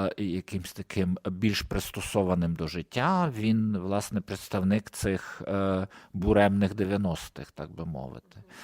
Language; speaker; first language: Ukrainian; native; Ukrainian